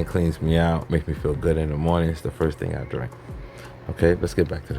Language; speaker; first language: English; native; English